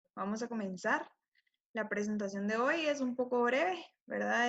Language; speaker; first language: Spanish; native; Spanish